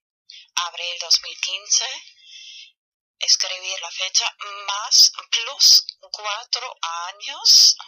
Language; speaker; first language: Spanish; non-native, fluent; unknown